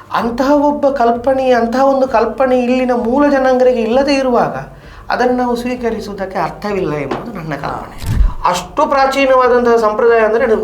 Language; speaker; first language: Kannada; non-native, local second language; Tulu